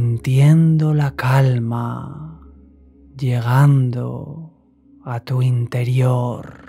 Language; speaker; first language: Spanish; native; Spanish